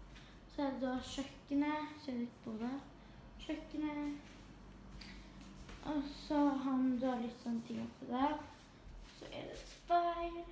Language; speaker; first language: Norwegian; early bilingual, other home language; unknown